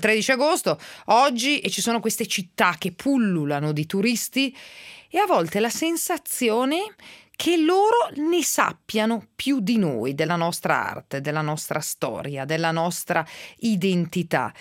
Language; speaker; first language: Italian; native; Italian